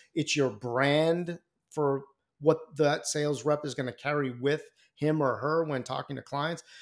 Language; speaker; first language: English; native; English